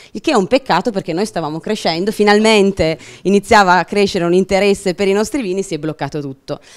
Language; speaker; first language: Italian; native; Italian